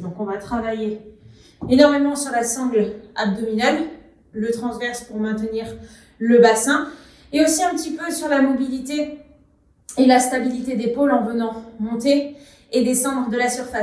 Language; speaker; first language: French; native; French